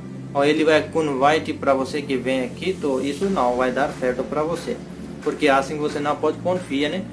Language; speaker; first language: Portuguese; non-native, learner; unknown